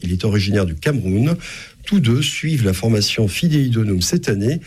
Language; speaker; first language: French; native; French